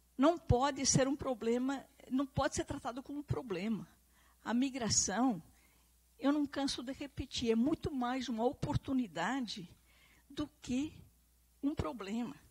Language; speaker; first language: Portuguese; native; Portuguese